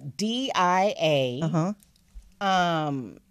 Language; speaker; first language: English; native; English